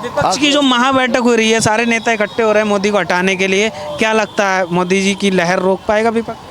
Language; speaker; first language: Hindi; native; Hindi